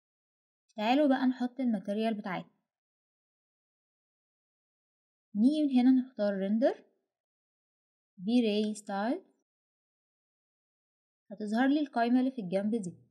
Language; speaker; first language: Arabic; native; Arabic